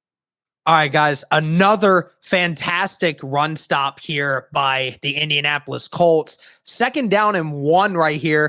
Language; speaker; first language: English; native; English